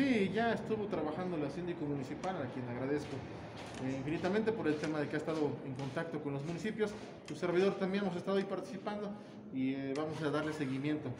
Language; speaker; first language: Spanish; native; Spanish